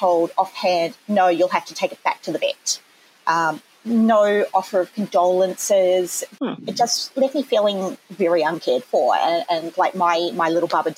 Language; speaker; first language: English; native; English